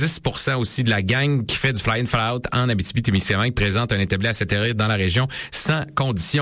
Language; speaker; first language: French; native; French